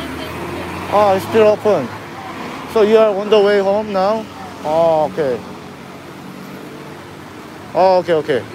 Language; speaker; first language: English; non-native, learner; Korean